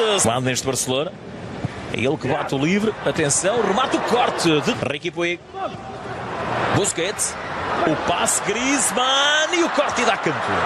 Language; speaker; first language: Portuguese; native; Portuguese